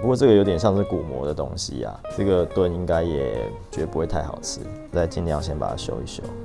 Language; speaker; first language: Chinese; native; Chinese